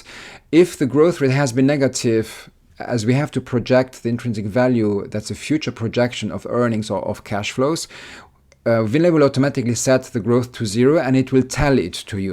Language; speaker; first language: English; non-native, fluent; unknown